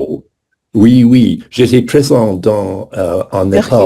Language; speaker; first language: French; non-native, fluent; English